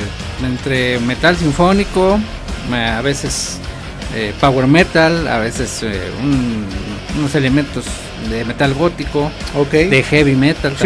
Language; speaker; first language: Spanish; native; Spanish